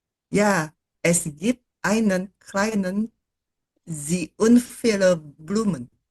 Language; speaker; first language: German; non-native, learner; Indonesian